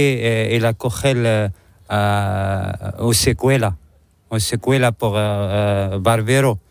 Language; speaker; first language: Spanish; non-native, learner; Arabic